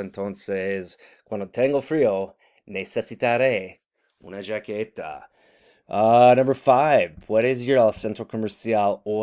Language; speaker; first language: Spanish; non-native, fluent; English